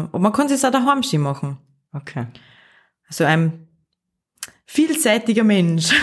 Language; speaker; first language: German; native; German